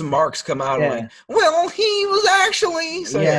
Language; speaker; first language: English; native; English